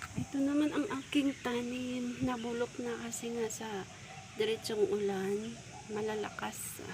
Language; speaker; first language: Filipino; native; Filipino